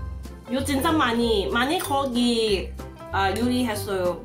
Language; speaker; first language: Korean; non-native, learner; Cantonese